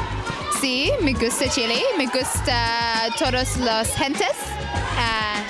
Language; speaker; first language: Spanish; non-native, learner; English